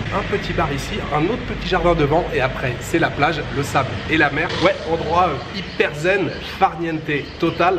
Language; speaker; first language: French; native; French